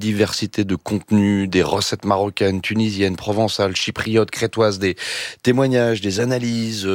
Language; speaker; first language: French; native; French